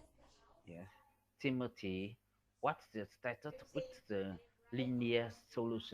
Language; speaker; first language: English; non-native, learner; Vietnamese